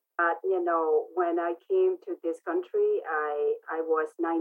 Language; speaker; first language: English; non-native, fluent; Lao